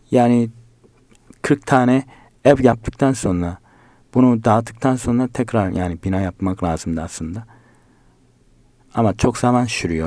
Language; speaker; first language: Turkish; non-native, learner; Korean